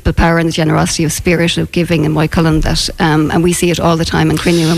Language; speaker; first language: English; native; English